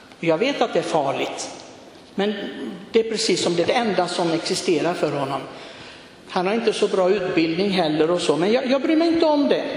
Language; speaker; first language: Swedish; non-native, fluent; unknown